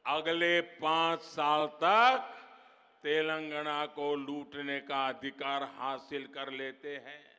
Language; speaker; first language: Hindi; non-native, local second language; Gujarati